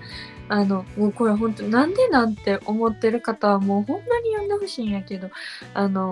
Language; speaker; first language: Japanese; native; Japanese